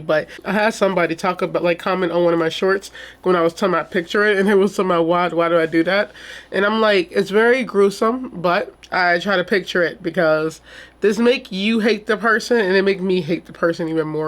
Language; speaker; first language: English; native; English